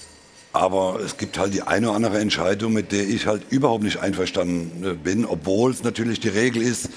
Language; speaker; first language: German; native; German